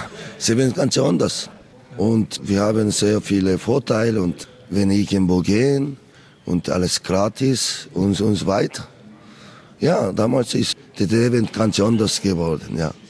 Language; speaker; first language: German; non-native, learner; Korean